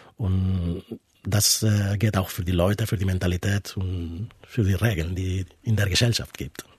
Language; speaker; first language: German; non-native, fluent; Spanish